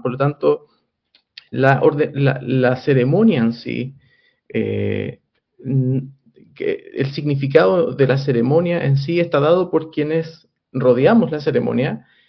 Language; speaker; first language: Spanish; native; Spanish